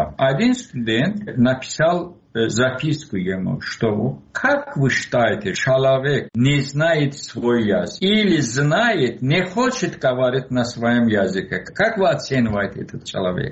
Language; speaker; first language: Russian; non-native, local second language; Azerbaijani